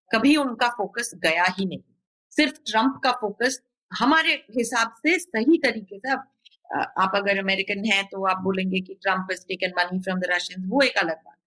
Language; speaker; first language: Hindi; non-native, local second language; Bangla